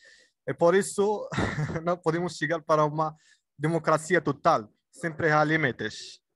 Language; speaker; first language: Portuguese; non-native, learner; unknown